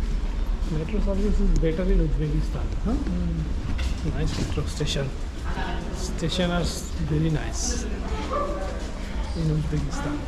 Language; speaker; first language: English; non-native, local second language; Bangla